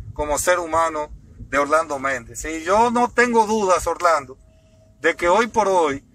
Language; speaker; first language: Spanish; native; Spanish